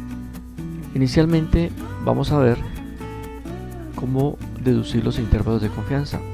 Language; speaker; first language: Spanish; native; Spanish